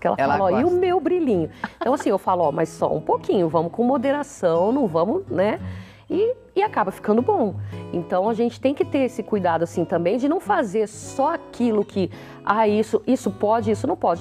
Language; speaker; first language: Portuguese; native; Portuguese